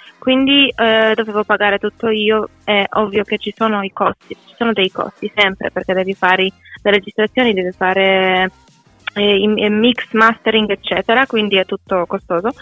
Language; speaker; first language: Italian; non-native, fluent; Polish